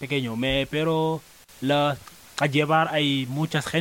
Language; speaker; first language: Spanish; non-native, learner; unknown